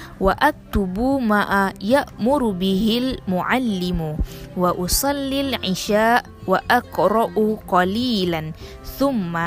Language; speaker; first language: Arabic; non-native, learner; Indonesian